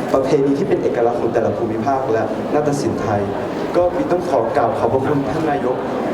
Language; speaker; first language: Thai; early bilingual, heritage; Thai